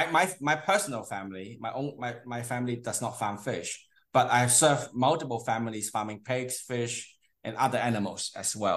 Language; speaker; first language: English; non-native, local second language; Cantonese